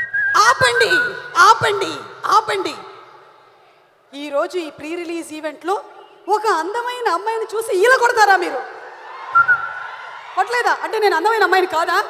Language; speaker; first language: Telugu; native; Telugu